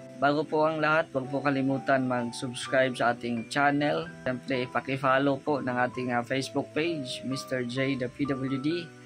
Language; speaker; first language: Filipino; non-native, local second language; Cebuano